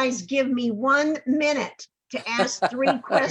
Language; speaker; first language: English; native; English